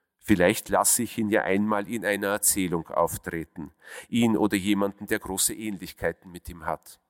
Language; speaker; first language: German; early bilingual, other home language; Russian